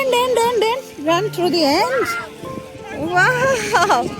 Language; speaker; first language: English; non-native, fluent; Bangla